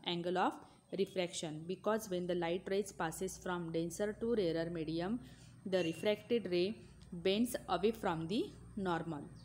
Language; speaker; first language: English; non-native, local second language; Marathi